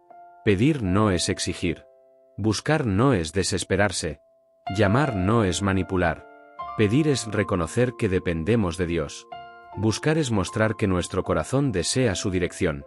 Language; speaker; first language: Spanish; native; Spanish